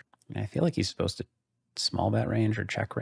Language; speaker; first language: English; native; English